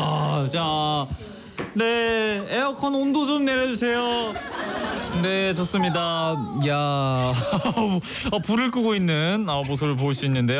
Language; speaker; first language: Korean; native; Korean